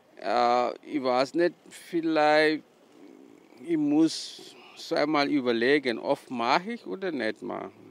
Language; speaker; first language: German; non-native, learner; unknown